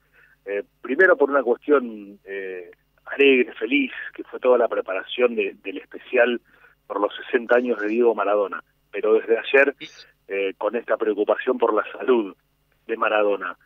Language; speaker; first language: Spanish; native; Spanish